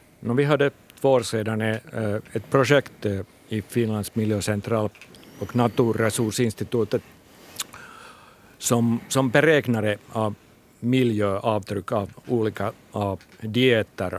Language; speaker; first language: Swedish; non-native, local second language; Finnish